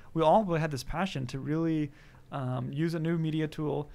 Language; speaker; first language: English; native; English